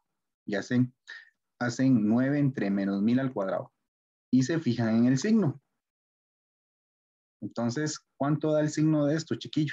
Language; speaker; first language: Spanish; native; Spanish